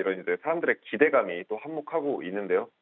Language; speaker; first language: Korean; native; Korean